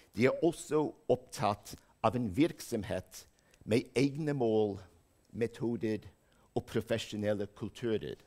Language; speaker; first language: Norwegian; non-native, fluent; English